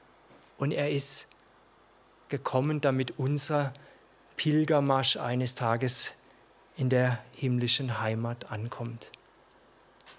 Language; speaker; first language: German; native; German